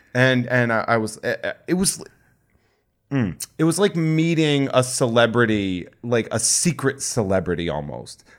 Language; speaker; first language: English; native; English